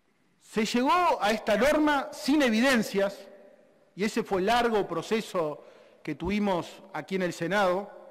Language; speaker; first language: Spanish; native; Spanish